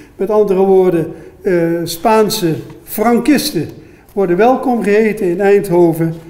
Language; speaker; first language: Dutch; native; Dutch